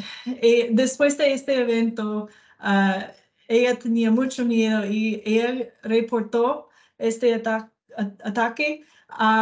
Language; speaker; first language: Spanish; non-native, learner; English